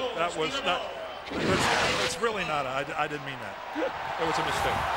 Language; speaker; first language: English; native; English